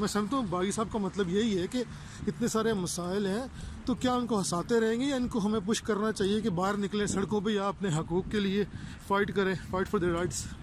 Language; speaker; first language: Urdu; non-native, fluent; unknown